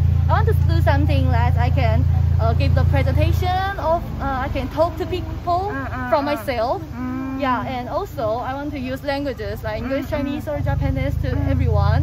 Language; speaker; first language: English; non-native, fluent; Chinese